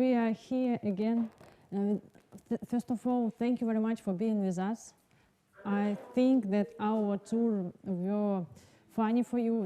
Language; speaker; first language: English; non-native, learner; Russian